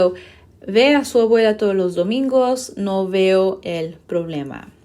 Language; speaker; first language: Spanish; non-native, fluent; English